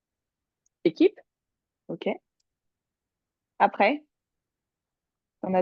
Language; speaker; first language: French; native; French